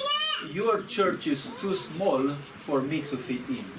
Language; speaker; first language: English; non-native, fluent; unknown